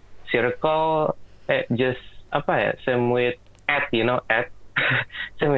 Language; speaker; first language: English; non-native, learner; Indonesian